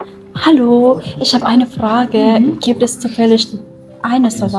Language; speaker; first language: German; non-native, learner; Filipino